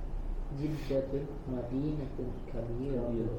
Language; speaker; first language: Arabic; non-native, learner; Indonesian